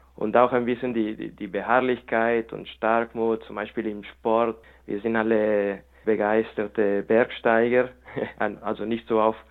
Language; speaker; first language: German; non-native, local second language; Italian